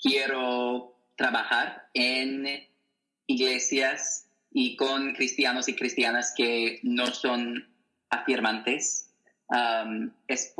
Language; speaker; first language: Spanish; non-native, learner; English